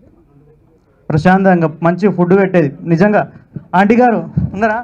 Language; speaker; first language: Telugu; native; Telugu